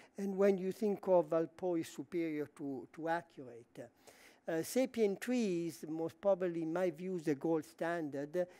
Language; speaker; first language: English; non-native, fluent; Italian